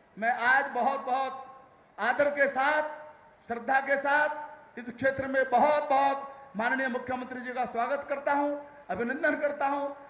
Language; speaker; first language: Hindi; native; Hindi